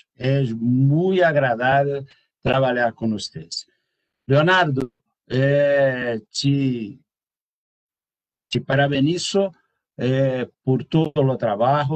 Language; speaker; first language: Spanish; non-native, learner; Portuguese